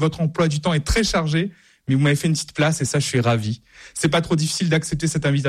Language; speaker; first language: French; native; French